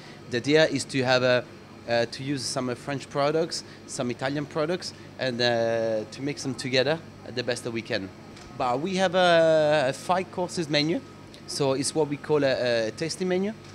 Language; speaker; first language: English; non-native, fluent; Italian